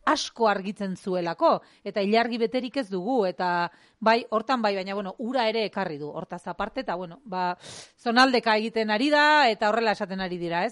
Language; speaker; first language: Basque; native; Basque